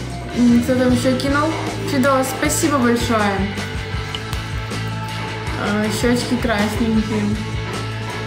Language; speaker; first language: Russian; native; Russian